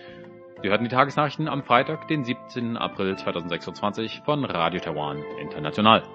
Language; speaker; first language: German; native; German